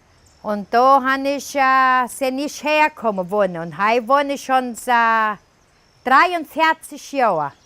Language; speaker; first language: German; early bilingual, heritage; German